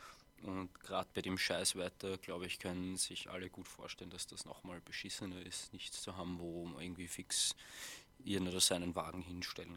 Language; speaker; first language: German; native; German